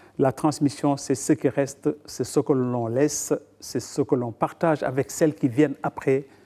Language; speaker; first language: French; non-native, local second language; Wolof